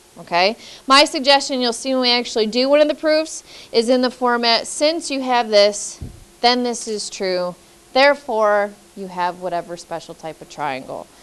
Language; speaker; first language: English; native; English